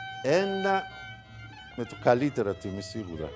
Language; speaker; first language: Greek; non-native, fluent; Persian